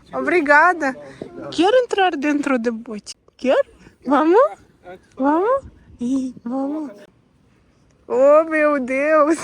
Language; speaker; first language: Portuguese; non-native, learner; Russian